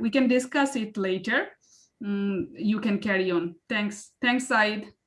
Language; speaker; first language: English; non-native, local second language; Bangla